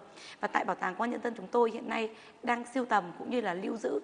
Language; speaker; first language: Vietnamese; native; Vietnamese